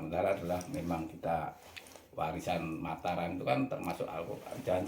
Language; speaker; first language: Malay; non-native, local second language; Javanese